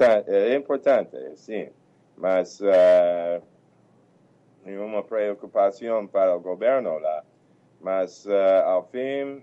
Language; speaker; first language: Portuguese; non-native, fluent; English